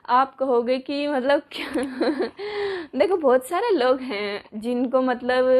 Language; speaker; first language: Hindi; native; Hindi